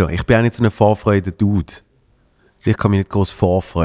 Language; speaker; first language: German; native; German